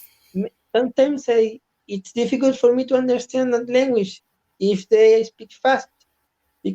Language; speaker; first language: English; non-native, learner; Spanish